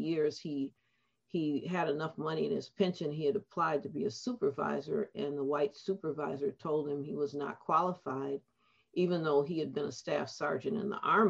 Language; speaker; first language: English; native; English